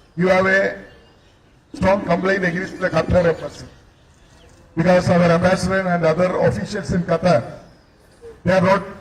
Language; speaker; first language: English; non-native, local second language; Malayalam